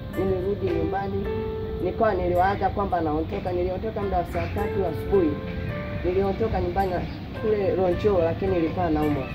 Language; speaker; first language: Swahili; non-native, local second language; Masai